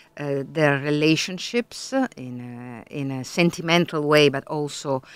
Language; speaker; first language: English; non-native, fluent; Italian